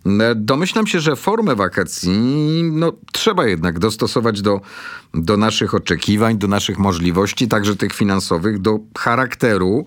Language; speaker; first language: Polish; native; Polish